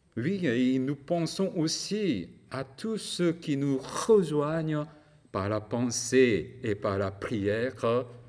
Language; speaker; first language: French; non-native, fluent; Korean